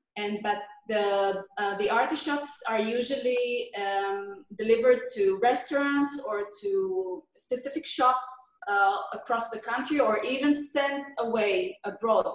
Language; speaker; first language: English; non-native, fluent; Hebrew